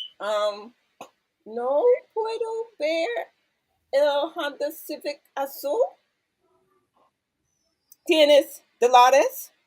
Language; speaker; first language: Spanish; non-native, learner; English